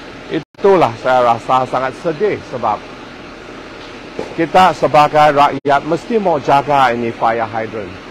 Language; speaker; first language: Malay; non-native, local second language; Chinese